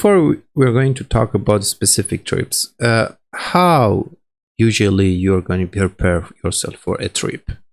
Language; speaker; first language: English; non-native, learner; Persian